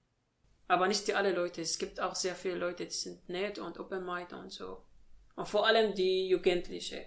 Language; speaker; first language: German; non-native, learner; Arabic